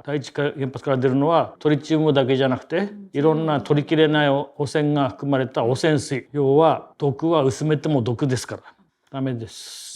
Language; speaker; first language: Japanese; native; Japanese